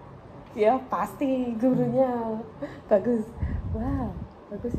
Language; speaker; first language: Indonesian; early bilingual, heritage; English